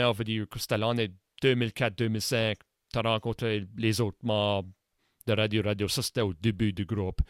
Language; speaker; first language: French; native; French